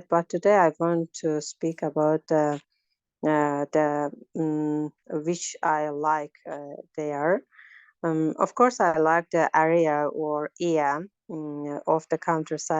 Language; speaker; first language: English; non-native, learner; Azerbaijani